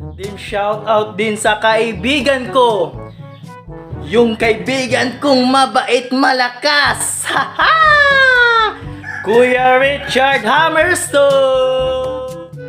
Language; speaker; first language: Filipino; non-native, local second language; Cebuano